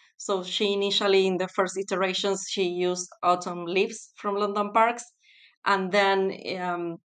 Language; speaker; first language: English; non-native, fluent; Spanish